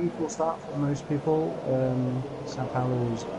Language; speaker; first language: English; native; English